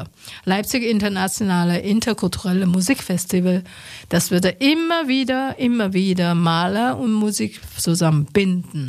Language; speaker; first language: German; non-native, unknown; Chinese